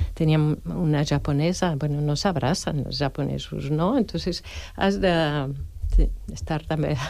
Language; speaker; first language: Catalan; non-native, fluent; French